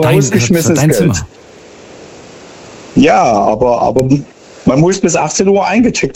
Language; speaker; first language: German; native; German